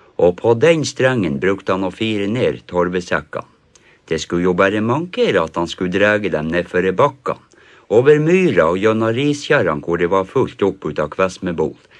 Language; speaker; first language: Norwegian; native; Norwegian